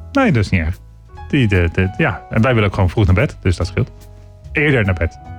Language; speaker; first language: Dutch; native; Dutch